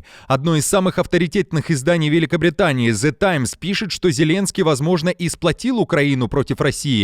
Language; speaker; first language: Russian; native; Russian